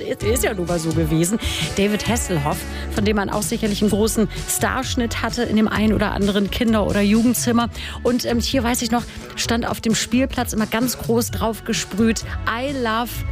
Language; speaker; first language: German; native; German